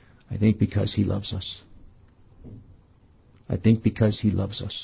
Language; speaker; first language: English; native; English